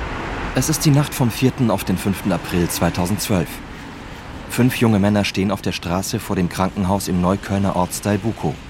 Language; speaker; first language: German; native; German